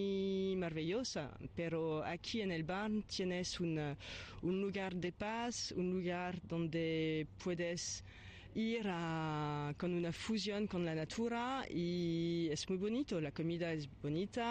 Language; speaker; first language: Spanish; non-native, fluent; French